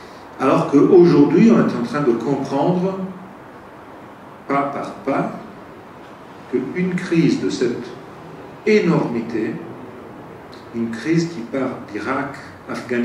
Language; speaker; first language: French; non-native, fluent; Italian